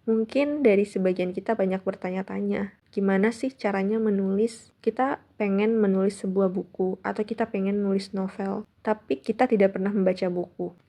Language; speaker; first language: Indonesian; non-native, local second language; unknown